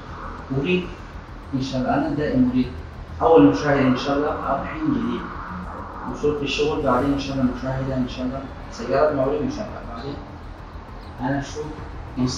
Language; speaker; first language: Arabic; non-native, learner; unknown